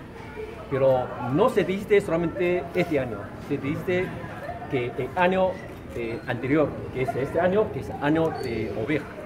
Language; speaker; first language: Spanish; non-native, fluent; Chinese